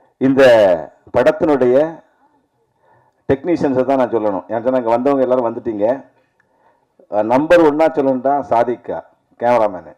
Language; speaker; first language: Tamil; native; Tamil